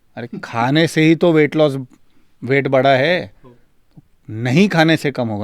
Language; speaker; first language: Hindi; non-native, local second language; Marathi